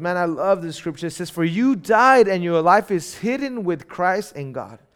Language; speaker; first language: English; early bilingual, other home language; Spanish